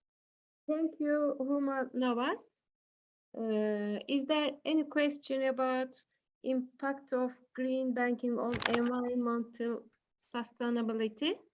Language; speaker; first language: English; non-native, learner; Turkish